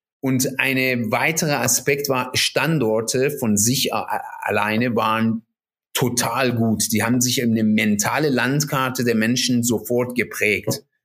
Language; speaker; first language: German; non-native, fluent; Persian